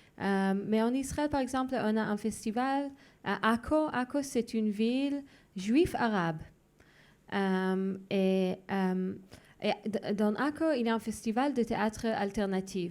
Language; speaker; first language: French; non-native, fluent; Hebrew